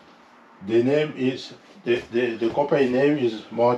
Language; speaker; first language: English; non-native, learner; French